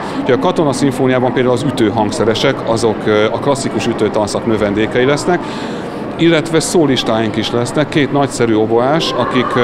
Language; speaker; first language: Hungarian; native; Hungarian